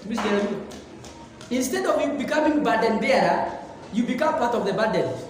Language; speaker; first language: English; non-native, local second language; Swahili